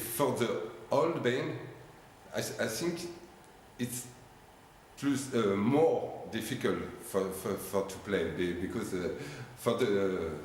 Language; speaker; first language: English; non-native, learner; French